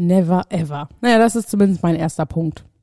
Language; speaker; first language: German; native; German